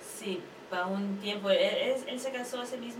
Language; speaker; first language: Spanish; early bilingual, heritage; Spanish